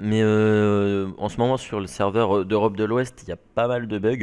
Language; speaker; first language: French; native; French